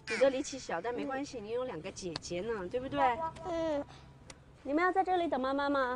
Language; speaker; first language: Chinese; native; Chinese